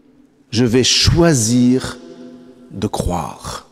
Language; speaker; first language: French; native; French